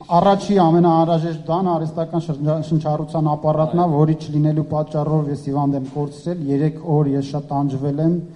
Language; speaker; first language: Armenian; native; Armenian